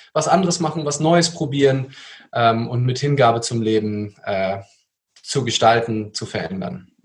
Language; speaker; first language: German; native; German